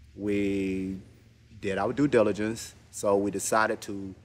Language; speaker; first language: English; native; English